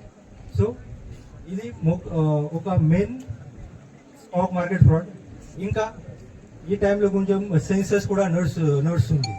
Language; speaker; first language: Telugu; non-native, learner; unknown